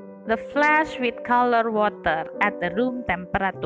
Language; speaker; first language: English; non-native, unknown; Indonesian